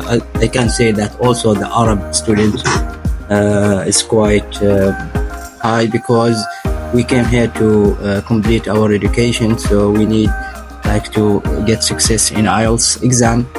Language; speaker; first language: English; non-native, learner; Arabic